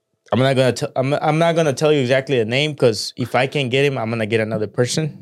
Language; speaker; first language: English; early bilingual, other home language; Spanish